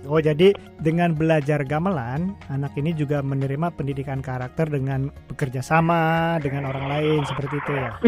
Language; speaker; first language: Indonesian; native; Indonesian